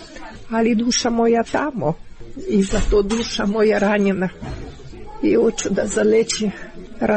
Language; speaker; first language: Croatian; non-native, learner; Ukrainian